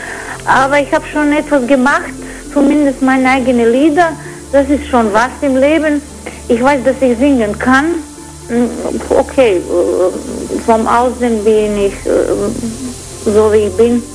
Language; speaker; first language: German; non-native, fluent; Croatian